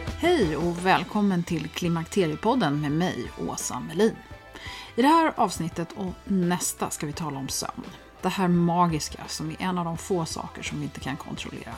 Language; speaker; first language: Swedish; native; Swedish